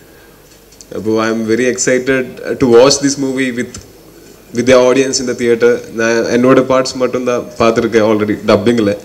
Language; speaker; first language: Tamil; non-native, learner; Malayalam